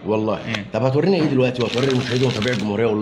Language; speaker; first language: Arabic; native; Arabic